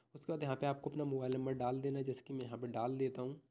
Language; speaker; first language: Hindi; native; Hindi